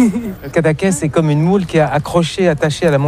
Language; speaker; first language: French; native; French